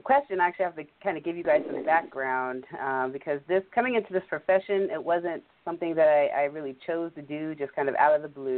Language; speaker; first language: English; native; English